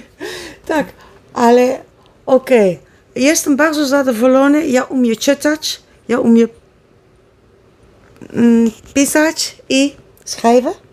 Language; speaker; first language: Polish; non-native, learner; Dutch